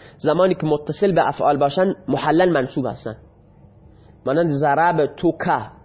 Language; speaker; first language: Persian; non-native, local second language; Baluchi